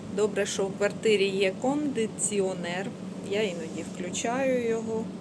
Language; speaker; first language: Ukrainian; native; Ukrainian